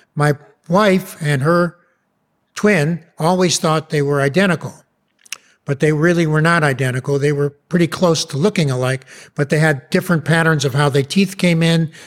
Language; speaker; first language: English; early bilingual, other home language; Yiddish